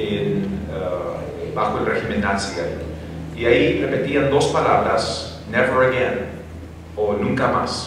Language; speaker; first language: Spanish; non-native, fluent; English